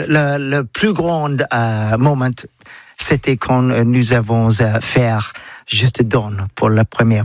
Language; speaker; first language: French; non-native, learner; English